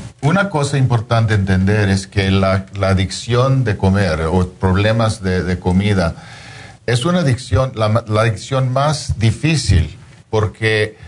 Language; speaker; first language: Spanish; non-native, fluent; English